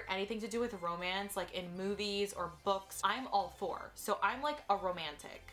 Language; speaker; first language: English; native; English